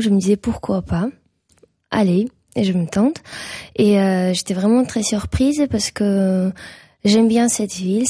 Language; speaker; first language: French; non-native, fluent; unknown